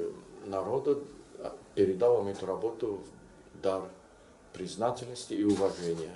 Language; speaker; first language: Russian; non-native, local second language; Azerbaijani